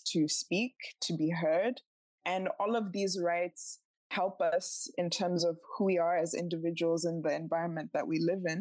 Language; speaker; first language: English; non-native, local second language; Tswana